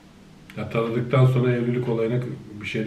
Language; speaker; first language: Turkish; native; Turkish